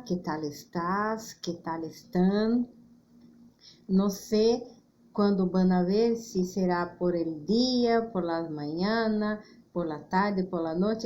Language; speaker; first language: Spanish; non-native, fluent; Portuguese